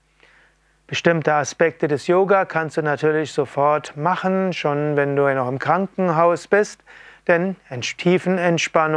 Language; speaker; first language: German; non-native, fluent; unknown